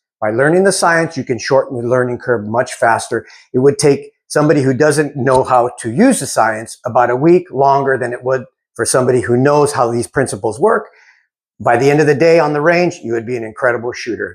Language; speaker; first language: English; native; English